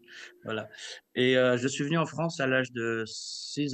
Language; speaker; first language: French; early bilingual, other home language; Kabyle